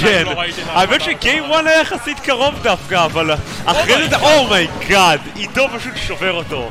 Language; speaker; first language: Hebrew; native; Hebrew